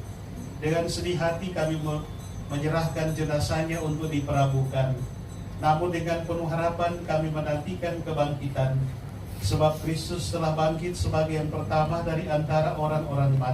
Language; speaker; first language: Indonesian; native; Indonesian